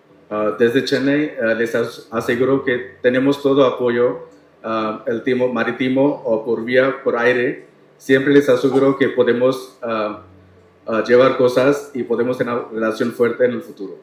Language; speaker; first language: Spanish; non-native, learner; Tamil